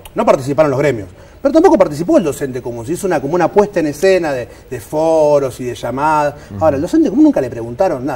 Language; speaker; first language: Spanish; native; Spanish